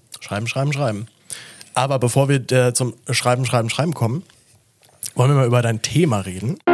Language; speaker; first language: German; native; German